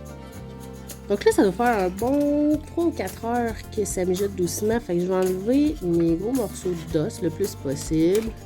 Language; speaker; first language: French; native; French